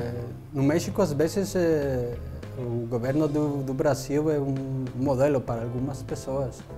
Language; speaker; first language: Portuguese; non-native, fluent; Spanish